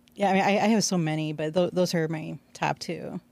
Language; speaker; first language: English; native; English